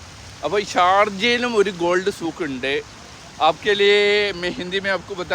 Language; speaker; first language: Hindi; non-native, local second language; Malayalam